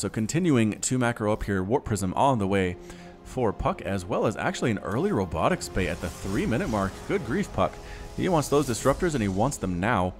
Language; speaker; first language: English; native; English